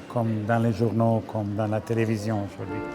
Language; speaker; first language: French; non-native, fluent; Serbian